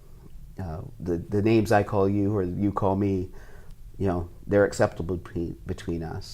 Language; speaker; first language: English; native; English